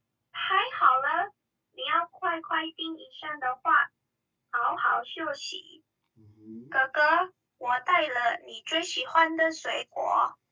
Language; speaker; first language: Chinese; non-native, learner; Indonesian